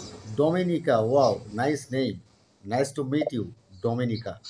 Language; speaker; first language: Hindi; non-native, learner; Bangla